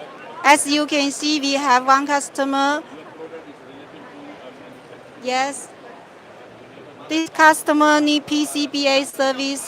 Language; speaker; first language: English; non-native, local second language; Chinese